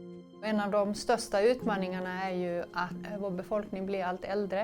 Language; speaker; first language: Swedish; native; Swedish